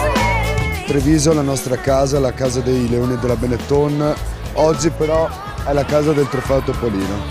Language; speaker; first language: Italian; native; Italian